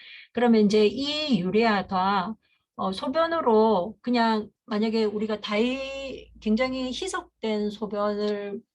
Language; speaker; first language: Korean; native; Korean